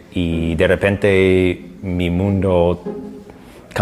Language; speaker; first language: Spanish; non-native, fluent; English